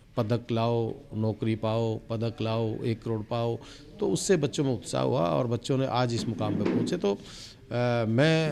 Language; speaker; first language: Hindi; native; Hindi